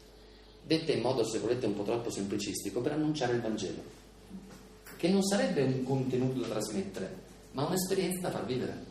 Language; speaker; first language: Italian; native; Italian